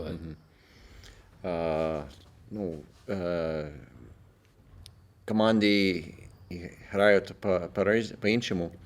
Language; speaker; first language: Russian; non-native, learner; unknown